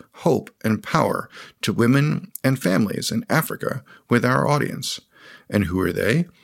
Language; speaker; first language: English; native; English